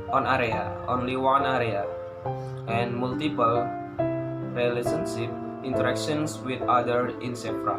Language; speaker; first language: English; non-native, learner; Indonesian